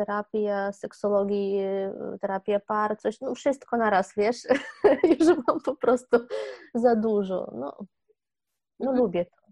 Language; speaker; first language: Polish; non-native, fluent; Ukrainian